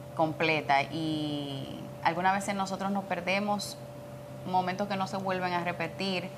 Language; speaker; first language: Spanish; native; Spanish